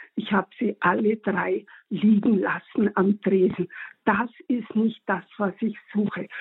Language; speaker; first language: German; native; German